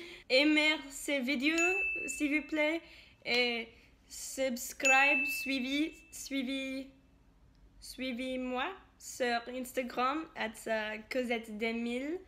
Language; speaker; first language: French; non-native, learner; English